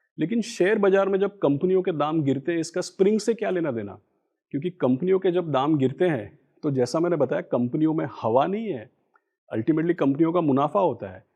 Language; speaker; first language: Hindi; non-native, local second language; Gujarati